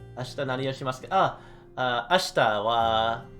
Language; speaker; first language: Japanese; non-native, learner; English